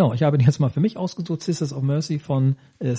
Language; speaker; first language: German; native; German